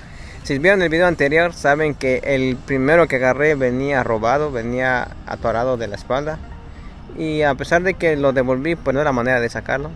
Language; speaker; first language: Spanish; native; Spanish